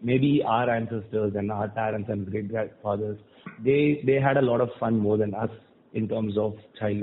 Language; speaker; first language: English; non-native, local second language; Tamil